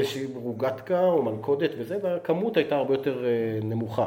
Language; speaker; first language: Hebrew; native; Hebrew